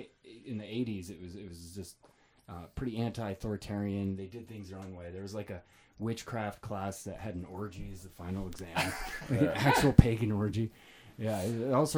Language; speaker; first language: English; native; English